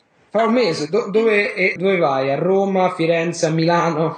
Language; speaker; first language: Italian; native; Italian